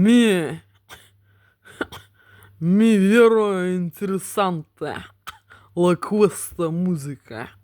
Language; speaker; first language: Italian; non-native, learner; Russian